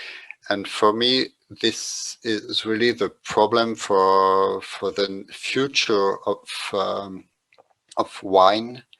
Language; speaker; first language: English; non-native, fluent; French